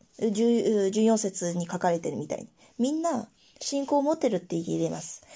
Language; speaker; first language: Japanese; non-native, fluent; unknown